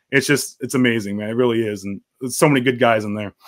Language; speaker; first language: English; native; English